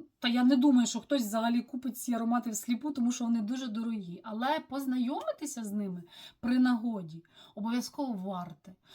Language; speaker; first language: Ukrainian; non-native, local second language; Russian